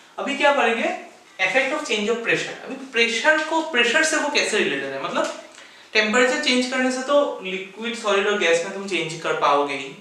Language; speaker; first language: Hindi; native; Hindi